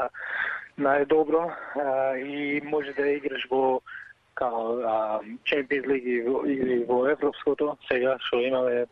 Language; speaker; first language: Macedonian; early bilingual, heritage; Macedonian